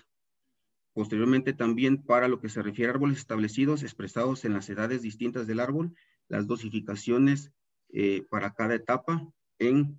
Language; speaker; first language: Spanish; native; Spanish